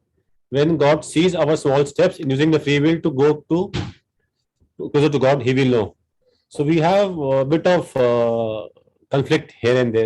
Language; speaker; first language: English; non-native, local second language; Hindi